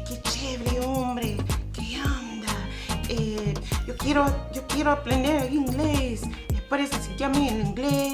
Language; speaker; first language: Spanish; non-native, fluent; English